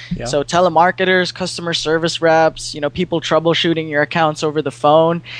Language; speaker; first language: English; non-native, local second language; Filipino